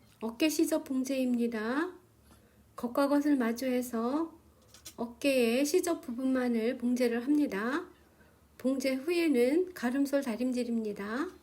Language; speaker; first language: Korean; native; Korean